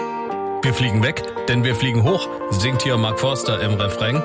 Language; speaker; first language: German; native; German